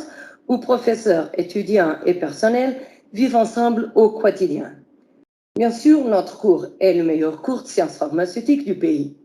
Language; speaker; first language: French; non-native, fluent; Portuguese